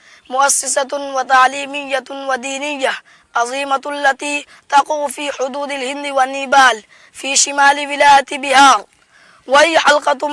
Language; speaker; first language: Arabic; non-native, fluent; Urdu